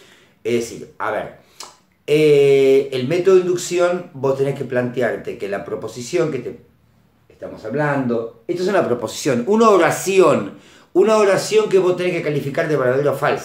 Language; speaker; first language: Spanish; native; Spanish